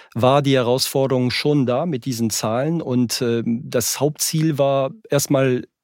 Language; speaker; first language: German; non-native, fluent; French